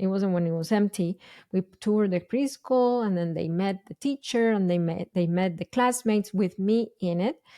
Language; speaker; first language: English; non-native, fluent; Spanish